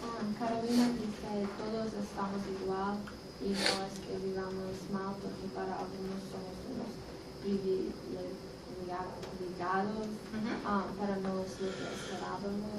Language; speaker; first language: Spanish; non-native, learner; English